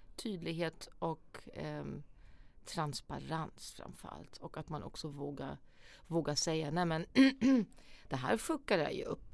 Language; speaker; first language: Swedish; non-native, fluent; German